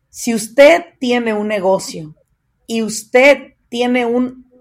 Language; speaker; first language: Spanish; native; Spanish